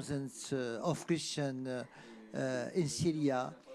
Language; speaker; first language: English; non-native, fluent; Arabic